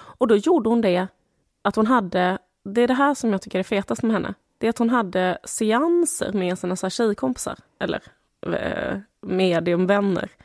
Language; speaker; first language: Swedish; native; Swedish